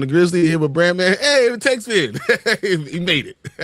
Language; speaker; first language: English; native; English